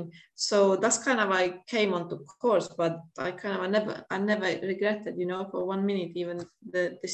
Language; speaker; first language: English; non-native, fluent; Latvian